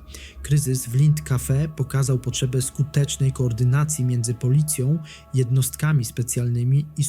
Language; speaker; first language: Polish; native; Polish